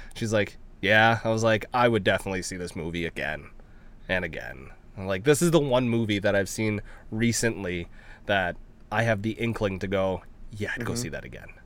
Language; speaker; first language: English; early bilingual, other home language; Filipino